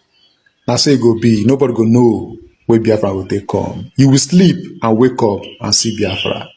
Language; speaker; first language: Nigerian Pidgin; non-native, local second language; Igbo